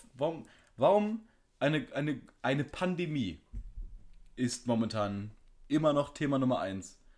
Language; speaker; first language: German; native; German